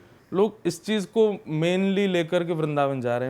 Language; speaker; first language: Hindi; native; Hindi